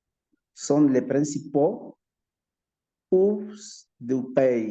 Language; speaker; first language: French; non-native, learner; Spanish